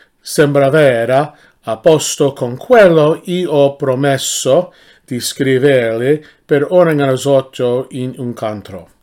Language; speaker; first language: Italian; non-native, learner; English